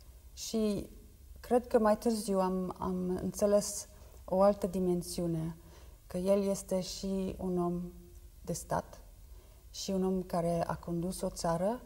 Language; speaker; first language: Romanian; non-native, fluent; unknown